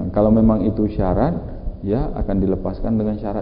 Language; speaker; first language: Malay; native; Malay